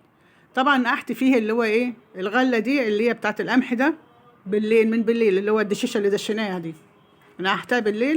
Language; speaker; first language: Arabic; native; Arabic